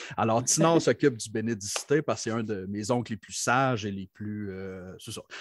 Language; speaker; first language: French; native; French